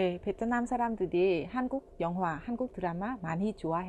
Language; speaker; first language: Korean; non-native, fluent; Vietnamese